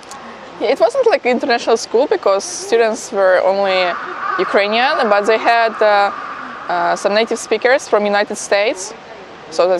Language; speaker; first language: English; non-native, fluent; Ukrainian